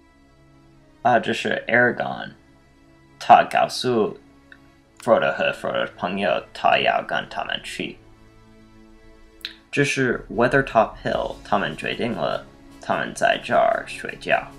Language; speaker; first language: Chinese; non-native, learner; English